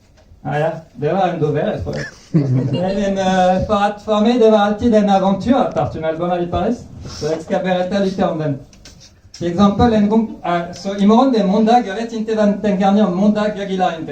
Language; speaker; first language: Swedish; non-native, fluent; French